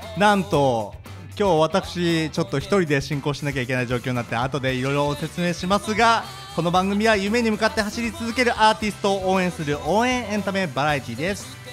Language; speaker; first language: Japanese; native; Japanese